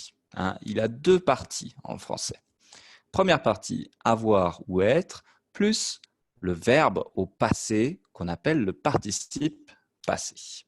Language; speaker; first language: French; native; French